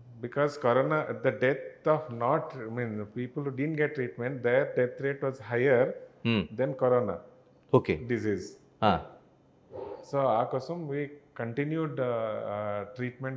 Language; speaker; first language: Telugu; non-native, local second language; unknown